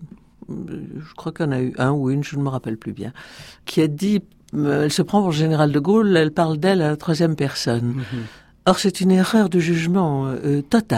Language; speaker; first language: French; native; French